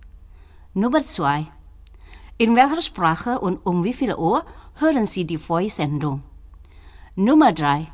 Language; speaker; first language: German; non-native, fluent; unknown